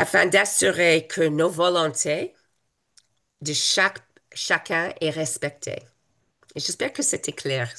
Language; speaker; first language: French; non-native, fluent; English